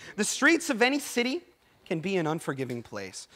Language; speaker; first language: English; native; English